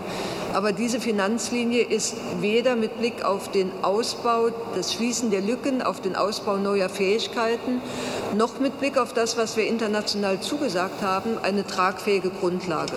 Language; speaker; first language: German; native; German